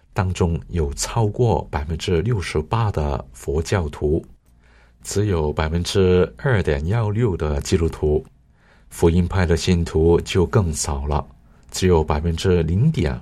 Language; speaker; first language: Chinese; non-native, local second language; Cantonese